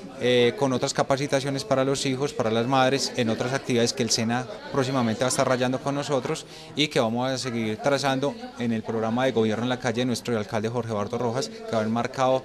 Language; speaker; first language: Spanish; native; Spanish